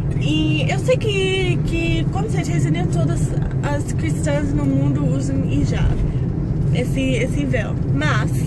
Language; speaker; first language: Portuguese; non-native, learner; English